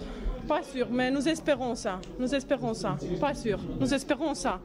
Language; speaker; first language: French; non-native, learner; Romanian